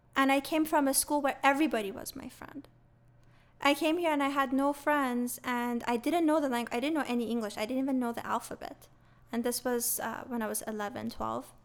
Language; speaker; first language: English; early bilingual, other home language; Persian